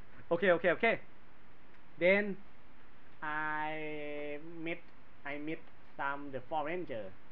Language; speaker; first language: English; non-native, learner; Thai